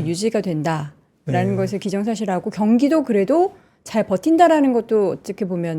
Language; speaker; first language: Korean; native; Korean